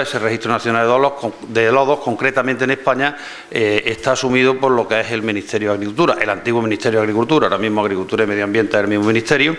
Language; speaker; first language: Spanish; native; Spanish